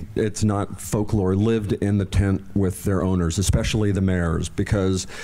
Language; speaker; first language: English; native; English